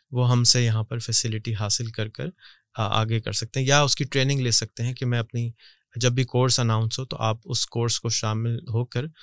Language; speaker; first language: Urdu; native; Urdu